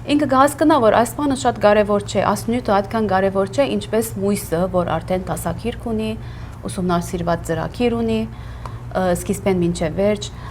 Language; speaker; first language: Armenian; early bilingual, heritage; Armenian